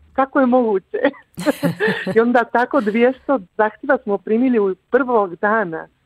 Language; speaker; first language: Croatian; early bilingual, heritage; Croatian